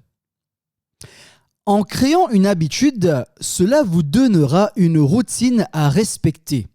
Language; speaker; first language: French; native; French